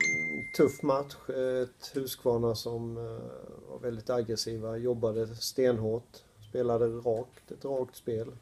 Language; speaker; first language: Swedish; native; Swedish